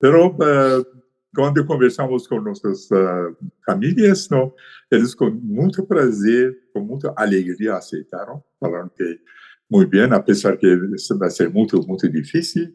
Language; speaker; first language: Portuguese; non-native, learner; Persian